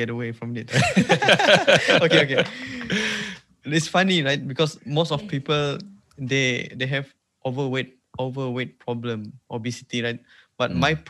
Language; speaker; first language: English; non-native, local second language; Malay